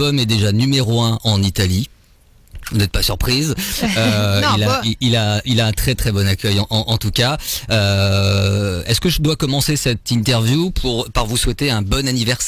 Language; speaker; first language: French; native; French